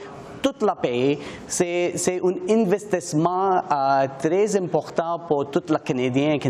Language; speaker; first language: French; non-native, learner; English